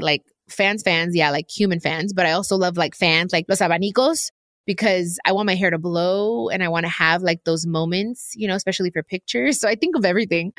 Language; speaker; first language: English; early bilingual, other home language; Spanish